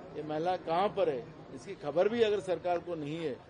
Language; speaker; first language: Hindi; non-native, local second language; Marathi